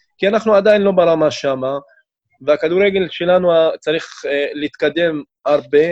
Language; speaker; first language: Hebrew; non-native, local second language; Arabic